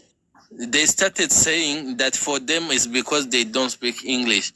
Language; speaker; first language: English; non-native, fluent; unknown